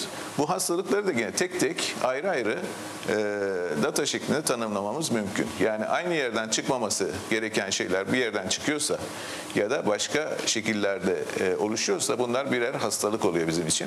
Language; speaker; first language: Turkish; native; Turkish